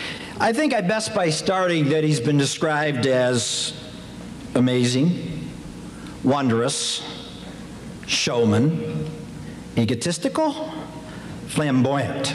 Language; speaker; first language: English; native; English